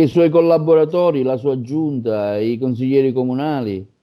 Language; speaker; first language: Italian; native; Italian